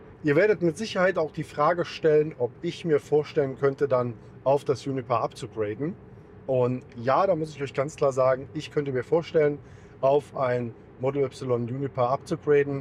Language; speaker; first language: German; native; German